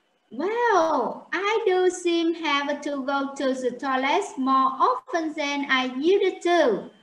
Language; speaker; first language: English; non-native, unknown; Vietnamese